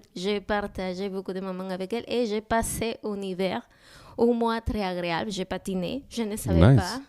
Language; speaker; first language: French; non-native, learner; Spanish